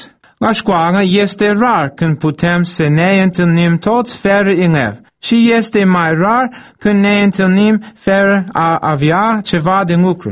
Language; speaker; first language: Romanian; non-native, fluent; English